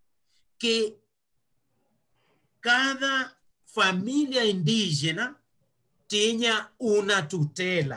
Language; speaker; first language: Portuguese; non-native, fluent; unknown